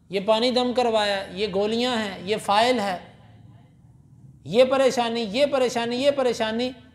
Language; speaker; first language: Urdu; non-native, local second language; Punjabi